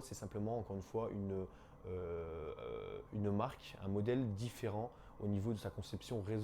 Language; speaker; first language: French; native; French